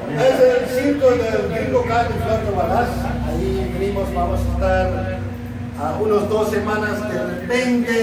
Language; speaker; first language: Spanish; non-native, fluent; Afrikaans